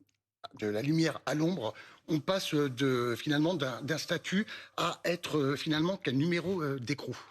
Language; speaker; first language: French; native; French